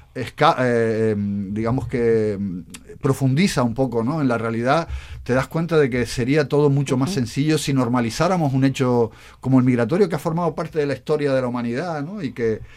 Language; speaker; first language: Spanish; native; Spanish